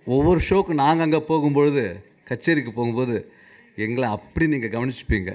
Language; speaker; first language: Tamil; native; Tamil